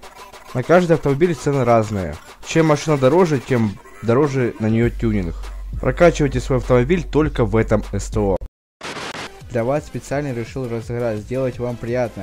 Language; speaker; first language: Russian; native; Russian